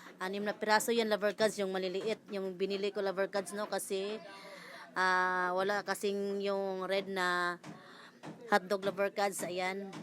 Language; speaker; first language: Filipino; non-native, local second language; Cebuano